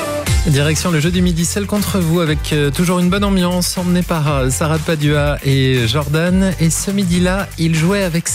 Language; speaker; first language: French; native; French